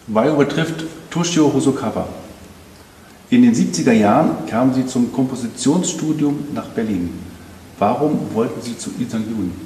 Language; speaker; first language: German; native; German